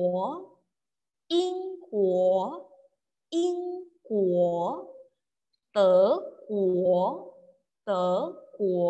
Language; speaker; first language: Chinese; non-native, fluent; Indonesian